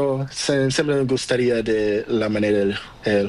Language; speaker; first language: Spanish; non-native, learner; Portuguese